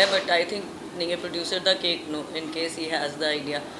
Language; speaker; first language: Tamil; non-native, fluent; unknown